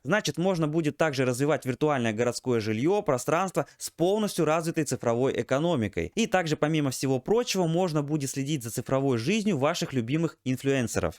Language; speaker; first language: Russian; native; Russian